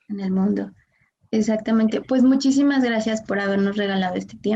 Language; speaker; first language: Spanish; native; Spanish